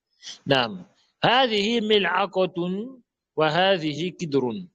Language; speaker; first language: Arabic; non-native, fluent; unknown